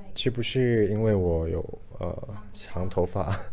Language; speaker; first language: Chinese; non-native, fluent; Thai